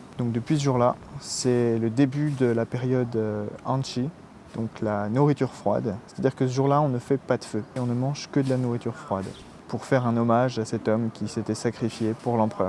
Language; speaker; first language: French; native; French